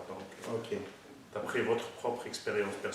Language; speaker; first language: French; non-native, local second language; Arabic